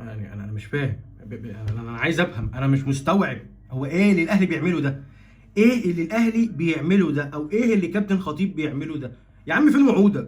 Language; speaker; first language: Arabic; native; Arabic